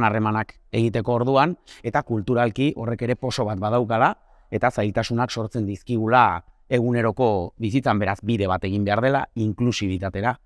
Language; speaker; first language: Basque; native; Basque